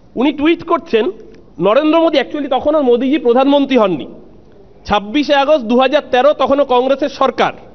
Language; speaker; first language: Bangla; native; Bangla